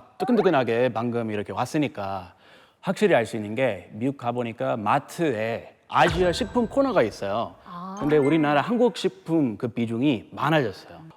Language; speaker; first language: Korean; non-native, fluent; English